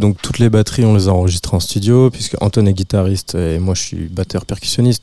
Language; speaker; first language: French; native; French